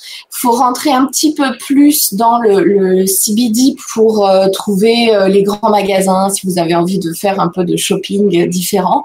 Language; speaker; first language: French; native; French